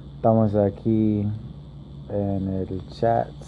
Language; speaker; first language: Spanish; non-native, learner; English